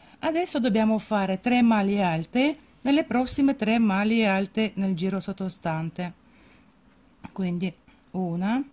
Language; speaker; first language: Italian; non-native, fluent; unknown